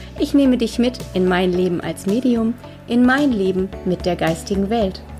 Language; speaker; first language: German; native; German